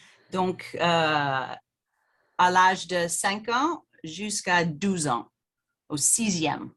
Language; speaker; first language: French; non-native, fluent; English